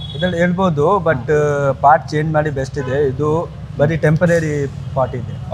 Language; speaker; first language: Kannada; non-native, local second language; Hindi